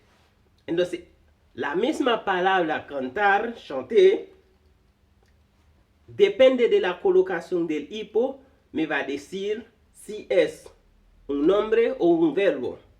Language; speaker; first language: Spanish; non-native, fluent; Haitian Creole